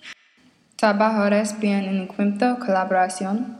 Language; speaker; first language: Spanish; non-native, learner; English